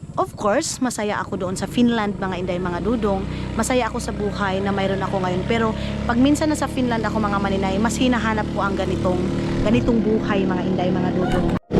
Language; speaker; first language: Filipino; non-native, local second language; Cebuano